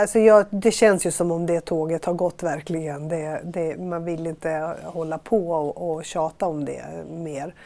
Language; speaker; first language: Swedish; native; Swedish